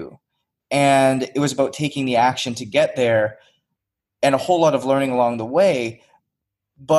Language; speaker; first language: English; native; English